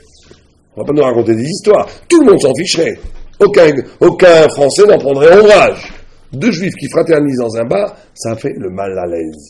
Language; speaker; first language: French; native; French